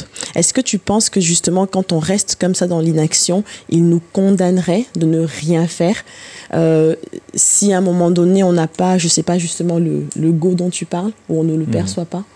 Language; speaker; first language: French; native; French